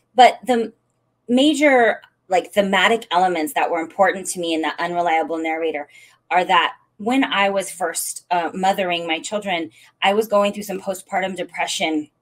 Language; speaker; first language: English; native; English